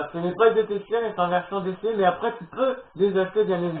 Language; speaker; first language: French; native; French